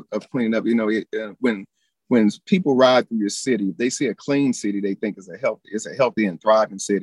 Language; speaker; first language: English; native; English